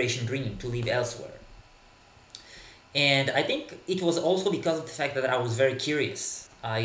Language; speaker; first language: English; non-native, fluent; Hebrew